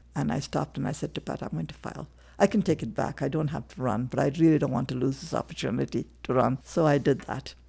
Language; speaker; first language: English; non-native, local second language; Tamil